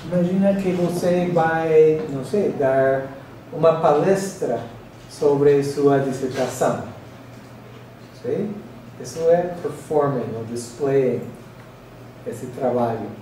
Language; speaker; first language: Portuguese; non-native, learner; English